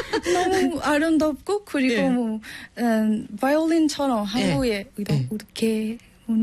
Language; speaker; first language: Korean; non-native, learner; Burmese